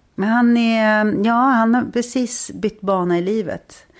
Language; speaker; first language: Swedish; native; Swedish